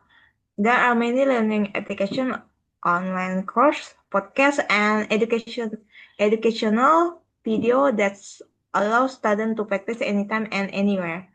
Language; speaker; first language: English; non-native, learner; Indonesian